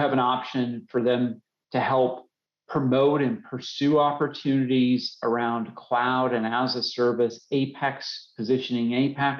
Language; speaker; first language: English; native; English